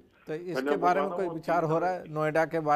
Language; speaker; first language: Hindi; native; Hindi